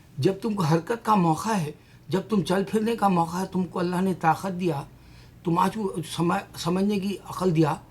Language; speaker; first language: Urdu; native; Urdu